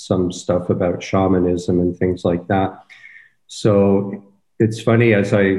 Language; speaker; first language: English; native; English